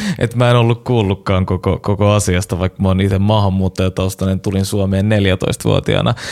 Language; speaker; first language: Finnish; non-native, fluent; Turkish